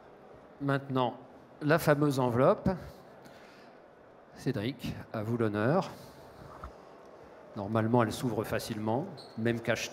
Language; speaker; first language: French; native; French